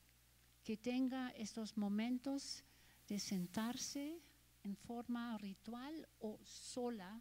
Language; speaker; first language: Spanish; non-native, fluent; German